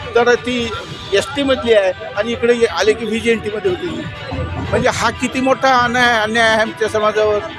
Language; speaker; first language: Marathi; non-native, local second language; Lambadi